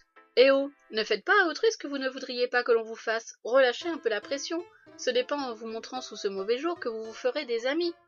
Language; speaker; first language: French; native; French